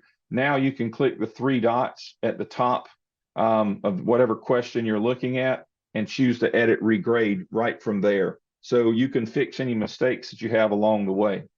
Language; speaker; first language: English; native; English